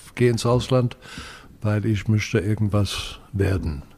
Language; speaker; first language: German; non-native, fluent; English